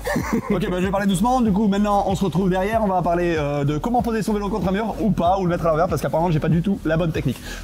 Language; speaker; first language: French; native; French